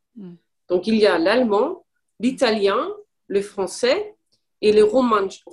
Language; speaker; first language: French; non-native, fluent; English